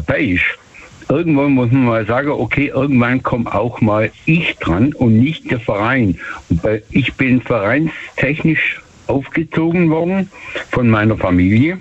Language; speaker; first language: German; native; German